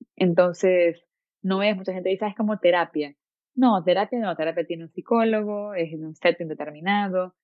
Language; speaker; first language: Spanish; native; Spanish